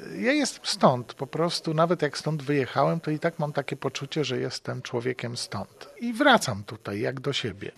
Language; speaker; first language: Polish; native; Polish